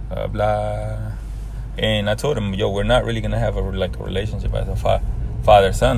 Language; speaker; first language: English; early bilingual, other home language; Spanish